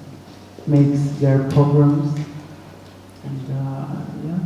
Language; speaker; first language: English; non-native, fluent; Russian